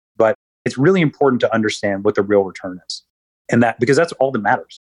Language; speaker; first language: English; native; English